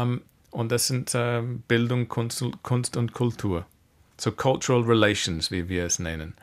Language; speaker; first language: German; non-native, fluent; English